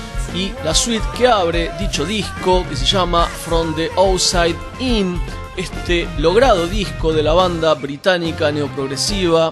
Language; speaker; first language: Spanish; native; Spanish